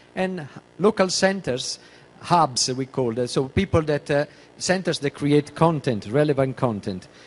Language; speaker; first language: English; non-native, fluent; Italian